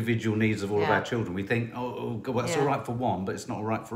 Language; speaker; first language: English; native; English